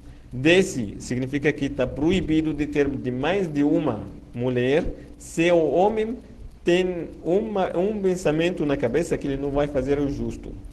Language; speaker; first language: Portuguese; non-native, fluent; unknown